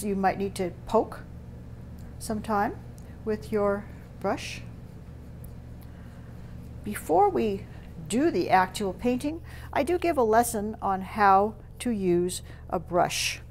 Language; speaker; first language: English; native; English